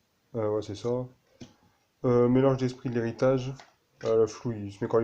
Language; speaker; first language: French; native; French